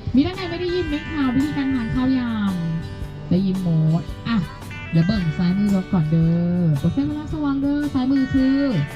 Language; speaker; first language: Thai; native; Thai